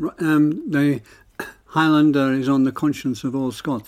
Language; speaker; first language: English; native; English